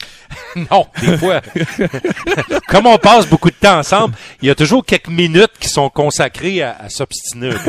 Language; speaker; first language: French; native; French